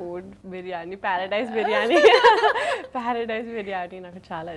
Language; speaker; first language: Telugu; non-native, local second language; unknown